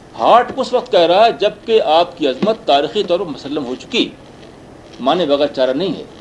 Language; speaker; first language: Urdu; native; Urdu